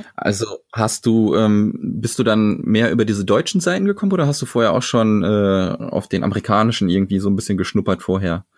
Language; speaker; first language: German; native; German